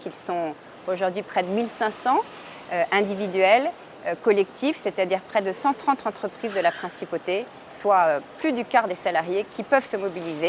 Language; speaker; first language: French; native; French